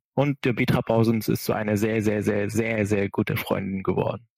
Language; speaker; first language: German; non-native, fluent; Arabic